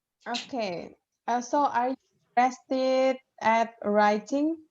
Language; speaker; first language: English; non-native, fluent; Indonesian